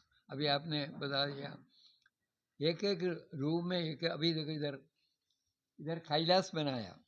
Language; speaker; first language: Hindi; non-native, local second language; Malayalam